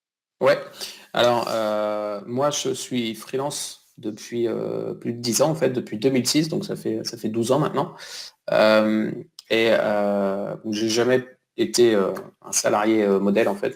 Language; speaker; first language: French; native; French